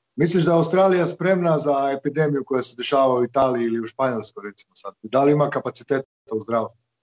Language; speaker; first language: Croatian; native; Croatian